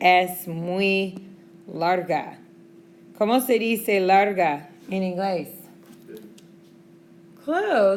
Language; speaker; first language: Spanish; non-native, fluent; English